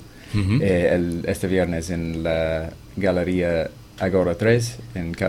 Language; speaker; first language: Spanish; non-native, fluent; English